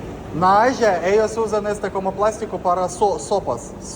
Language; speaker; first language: Portuguese; non-native, learner; Russian